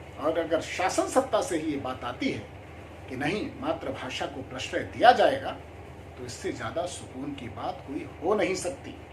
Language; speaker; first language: Hindi; native; Hindi